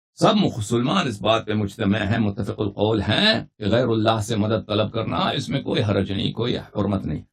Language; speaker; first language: Urdu; non-native, fluent; Persian